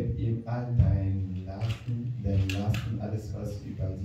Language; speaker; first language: German; non-native, fluent; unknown